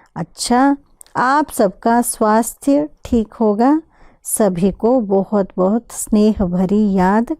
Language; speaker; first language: Hindi; non-native, local second language; Telugu